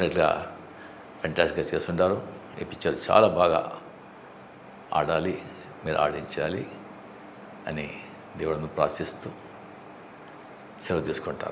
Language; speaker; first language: Telugu; non-native, local second language; Marathi